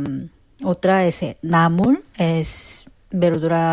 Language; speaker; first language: Spanish; non-native, learner; Korean